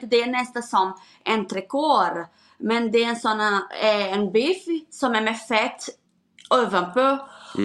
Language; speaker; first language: Swedish; non-native, fluent; Portuguese